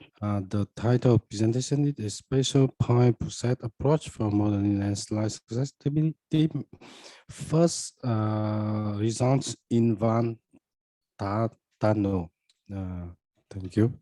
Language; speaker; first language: English; non-native, fluent; Vietnamese